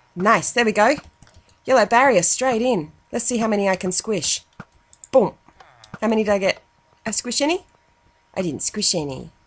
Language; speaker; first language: English; native; English